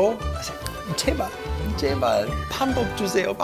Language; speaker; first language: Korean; non-native, learner; Italian